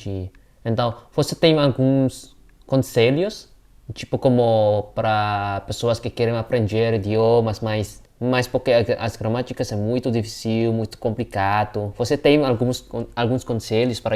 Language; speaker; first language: Portuguese; non-native, learner; Indonesian